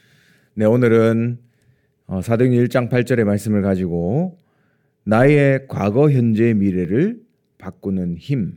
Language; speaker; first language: Korean; native; Korean